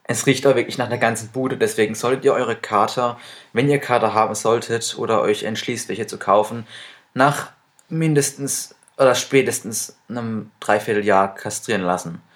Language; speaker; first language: German; native; German